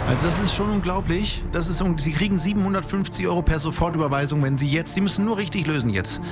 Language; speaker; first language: German; native; German